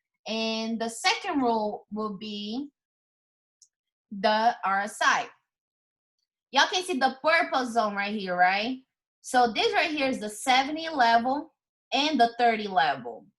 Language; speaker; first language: English; non-native, fluent; Portuguese